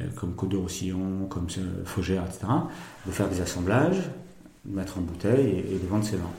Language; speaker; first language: French; native; French